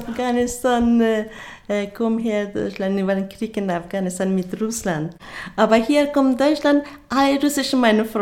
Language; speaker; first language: German; non-native, learner; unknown